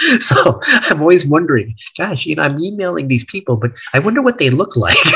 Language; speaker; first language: English; native; English